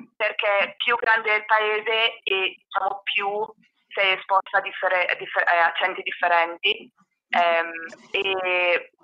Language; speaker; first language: Italian; native; Italian